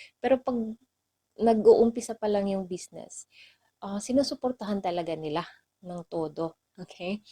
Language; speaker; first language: Filipino; non-native, local second language; Cebuano